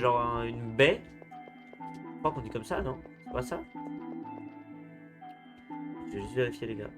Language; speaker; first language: French; native; French